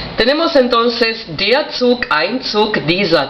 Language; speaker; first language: German; non-native, fluent; Spanish